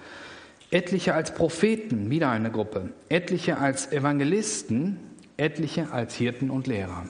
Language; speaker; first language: German; native; German